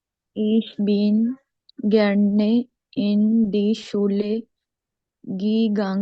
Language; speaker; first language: German; non-native, learner; Urdu